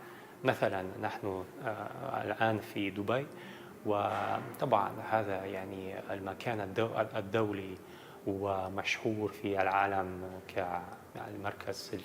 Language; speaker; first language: Arabic; non-native, learner; Dutch